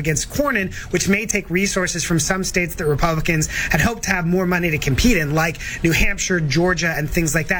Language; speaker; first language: English; native; English